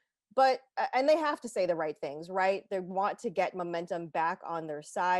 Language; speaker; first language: English; native; English